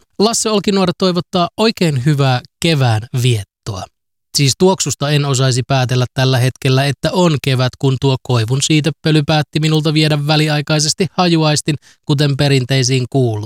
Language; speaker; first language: Finnish; native; Finnish